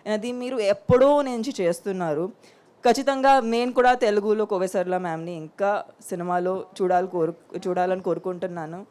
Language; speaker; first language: Telugu; non-native, local second language; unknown